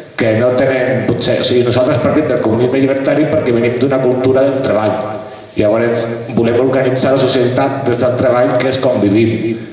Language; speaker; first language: Catalan; non-native, local second language; Spanish